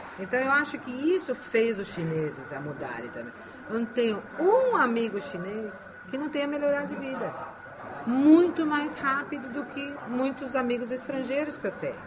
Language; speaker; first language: Portuguese; early bilingual, heritage; Chinese